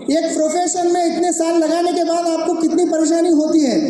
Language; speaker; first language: Hindi; non-native, local second language; Telugu